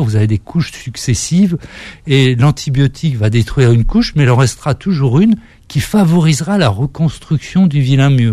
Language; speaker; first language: French; native; French